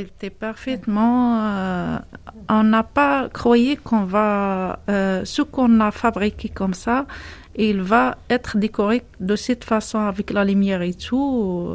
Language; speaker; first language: French; non-native, learner; Arabic